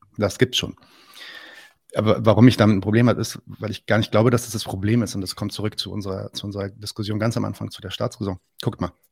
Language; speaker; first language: German; early bilingual, other home language; Arabic